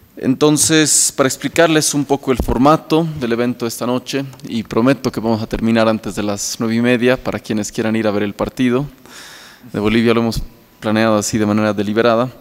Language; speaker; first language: Spanish; native; Spanish